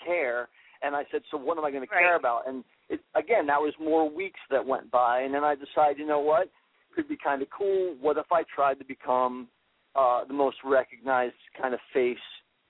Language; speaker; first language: English; native; English